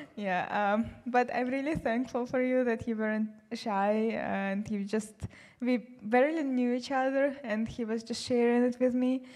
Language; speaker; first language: English; non-native, fluent; Russian